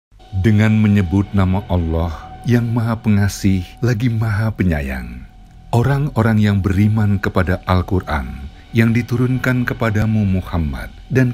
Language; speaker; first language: Indonesian; native; Indonesian